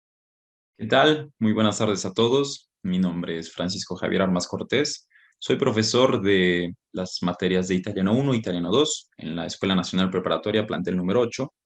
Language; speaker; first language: Spanish; native; Spanish